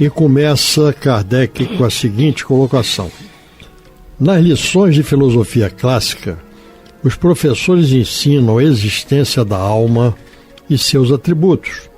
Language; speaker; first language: Portuguese; native; Portuguese